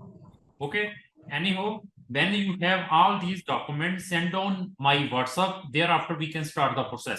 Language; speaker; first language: English; non-native, local second language; Hindi